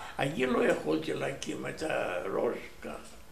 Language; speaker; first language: Hebrew; non-native, learner; Romanian